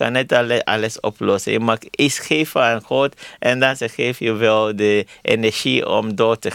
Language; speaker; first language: Dutch; non-native, learner; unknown